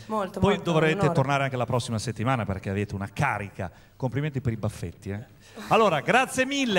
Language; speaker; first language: Italian; native; Italian